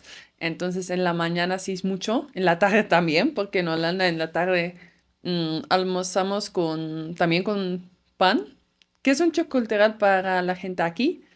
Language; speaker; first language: Spanish; non-native, fluent; Dutch